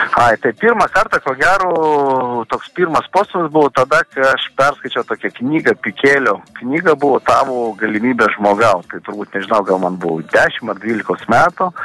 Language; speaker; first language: Lithuanian; early bilingual, heritage; Lithuanian